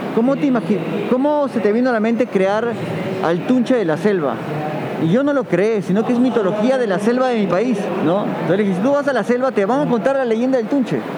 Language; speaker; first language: Spanish; native; Spanish